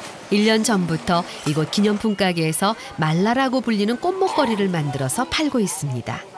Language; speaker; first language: Korean; native; Korean